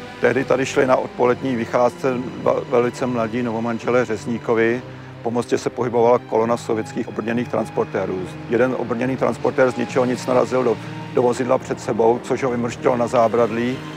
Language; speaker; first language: Czech; native; Czech